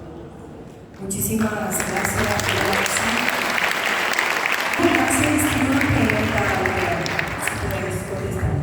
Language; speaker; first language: Spanish; non-native, fluent; Portuguese